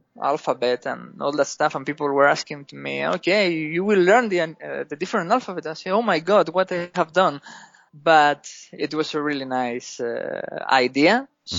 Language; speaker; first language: English; non-native, fluent; Spanish